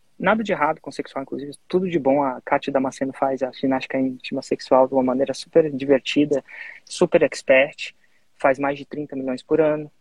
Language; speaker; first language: Portuguese; native; Portuguese